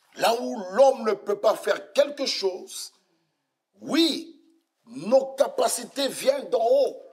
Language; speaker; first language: French; non-native, fluent; Lingala